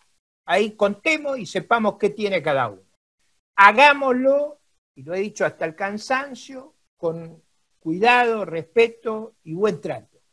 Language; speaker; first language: Spanish; native; Spanish